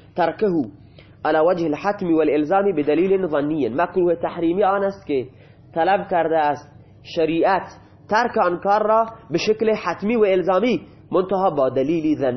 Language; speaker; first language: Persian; non-native, local second language; Baluchi